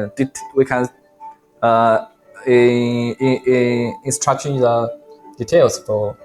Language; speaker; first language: English; non-native, learner; Chinese